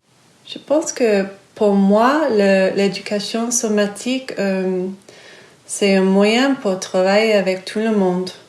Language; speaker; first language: French; non-native, fluent; English